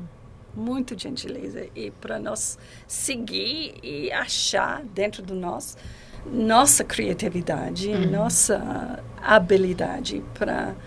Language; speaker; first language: Portuguese; non-native, fluent; English